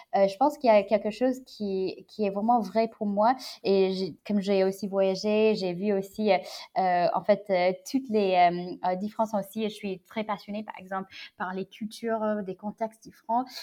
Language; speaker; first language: French; non-native, fluent; English